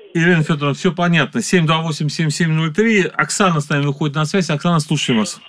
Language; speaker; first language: Russian; native; Russian